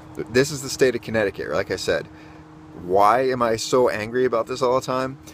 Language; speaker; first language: English; native; English